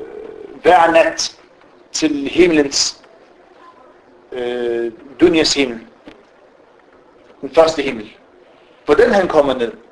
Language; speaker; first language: Danish; non-native, fluent; Arabic